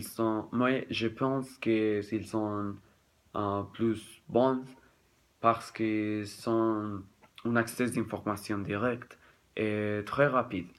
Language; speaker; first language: French; non-native, learner; Spanish